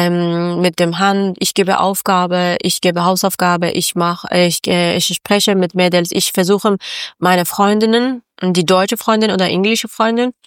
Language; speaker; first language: German; non-native, learner; Persian